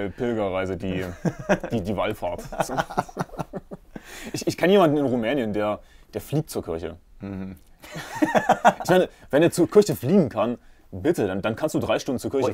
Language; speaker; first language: German; native; German